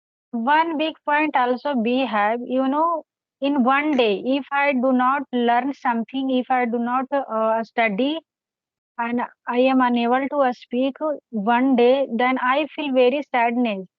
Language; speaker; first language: English; non-native, learner; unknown